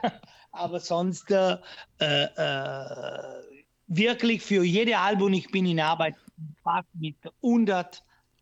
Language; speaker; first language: German; non-native, fluent; Italian